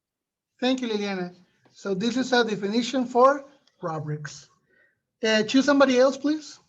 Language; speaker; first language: English; non-native, fluent; Spanish